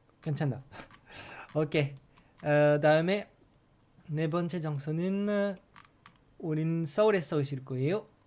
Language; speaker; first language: Korean; non-native, learner; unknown